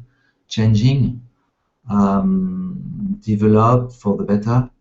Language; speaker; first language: English; non-native, fluent; French